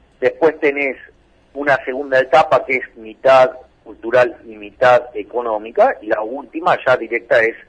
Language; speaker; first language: Spanish; native; Spanish